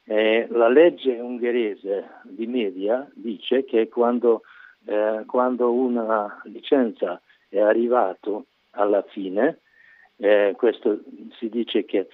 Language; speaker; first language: Italian; non-native, learner; Hungarian